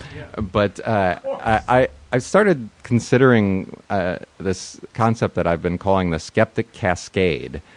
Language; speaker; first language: English; native; English